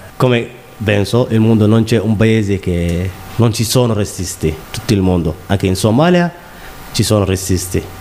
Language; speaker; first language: Italian; non-native, learner; Somali